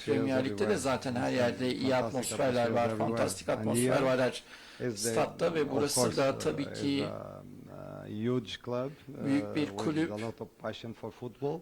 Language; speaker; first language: Turkish; non-native, learner; Portuguese